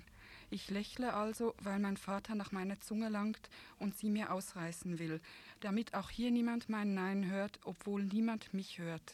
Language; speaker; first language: German; native; German